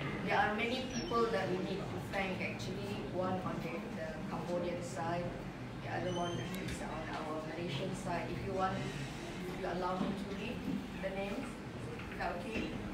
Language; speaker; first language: English; non-native, local second language; Malay